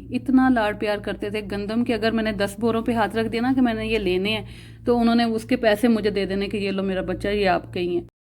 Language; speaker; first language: Urdu; non-native, local second language; Punjabi